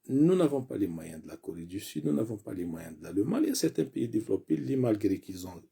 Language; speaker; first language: French; non-native, local second language; Arabic